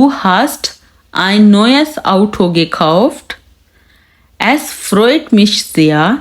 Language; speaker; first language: German; non-native, fluent; Urdu